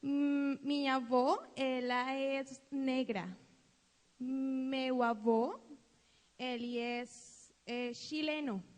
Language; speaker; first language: Portuguese; non-native, fluent; Spanish